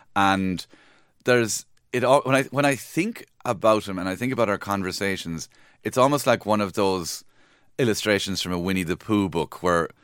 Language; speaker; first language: English; native; English